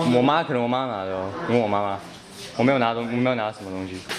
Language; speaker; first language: Chinese; early bilingual, heritage; Chinese